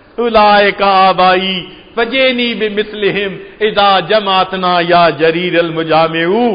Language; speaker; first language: Urdu; non-native, local second language; Punjabi